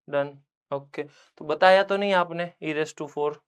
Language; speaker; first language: Hindi; non-native, local second language; Gujarati